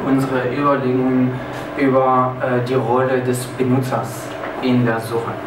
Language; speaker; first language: German; non-native, fluent; French